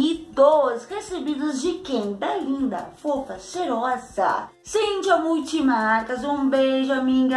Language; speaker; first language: Portuguese; native; Portuguese